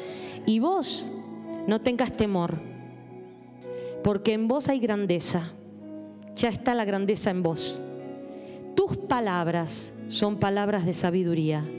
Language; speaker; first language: Spanish; native; Spanish